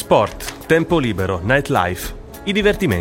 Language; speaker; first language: Italian; native; Italian